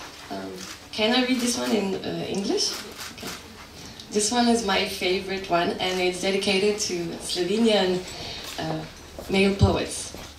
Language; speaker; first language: English; non-native, fluent; Slovenian